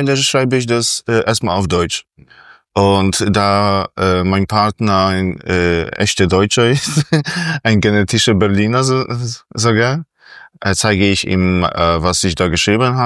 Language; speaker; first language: German; non-native, fluent; Polish